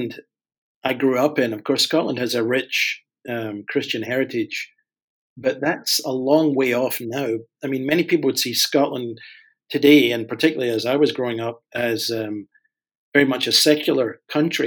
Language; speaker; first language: English; native; English